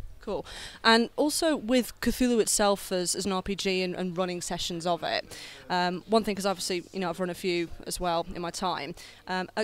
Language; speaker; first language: English; native; English